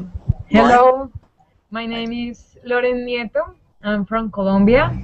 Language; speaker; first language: English; non-native, learner; Spanish